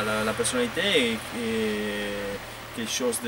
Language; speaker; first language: French; non-native, fluent; Italian